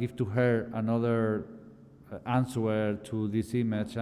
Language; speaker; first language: English; non-native, fluent; Spanish